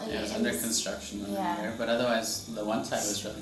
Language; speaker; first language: English; native; English